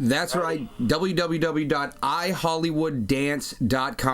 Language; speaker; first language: English; native; English